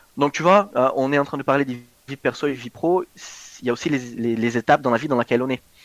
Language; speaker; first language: French; non-native, fluent; Portuguese